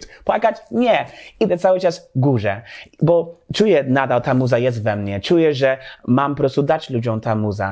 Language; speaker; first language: Polish; non-native, learner; English